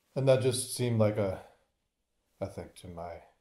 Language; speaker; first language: English; native; English